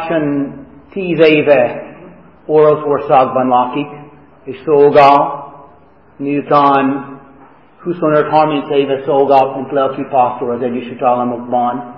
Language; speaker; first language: Hungarian; non-native, fluent; English